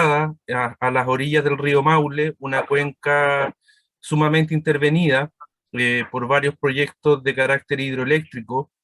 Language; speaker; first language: Spanish; native; Spanish